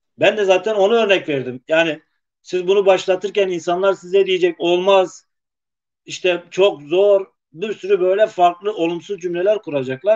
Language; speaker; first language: Turkish; non-native, local second language; Zaza